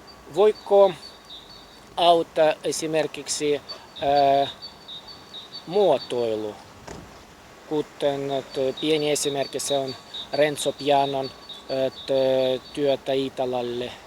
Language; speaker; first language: Finnish; non-native, fluent; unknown